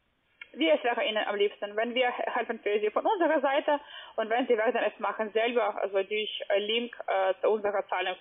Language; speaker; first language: German; non-native, learner; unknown